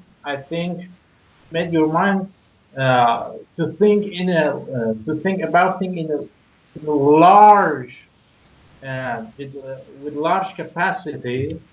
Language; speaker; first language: English; non-native, learner; Persian